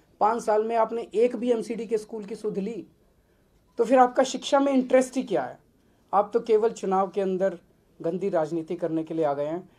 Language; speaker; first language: Hindi; native; Hindi